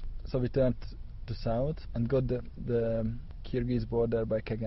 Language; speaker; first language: English; non-native, learner; Hungarian